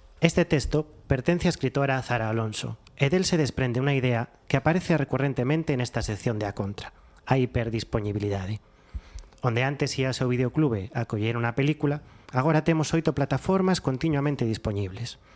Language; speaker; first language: Galician; non-native, local second language; Spanish